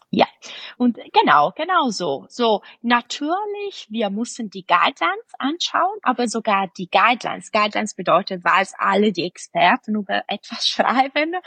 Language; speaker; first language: German; non-native, fluent; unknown